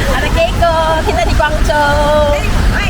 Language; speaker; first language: Indonesian; native; Indonesian